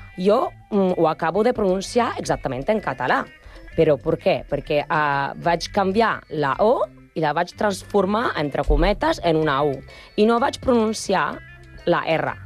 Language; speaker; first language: Catalan; non-native, learner; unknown